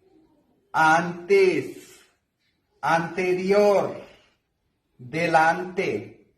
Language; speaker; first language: Spanish; non-native, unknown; Hindi